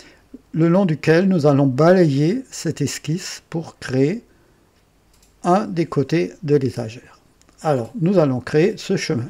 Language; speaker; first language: French; native; French